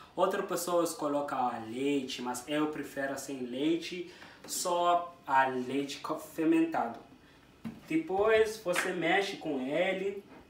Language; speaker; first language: Portuguese; non-native, learner; Xhosa